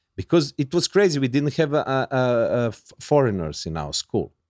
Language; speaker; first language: English; non-native, learner; Serbian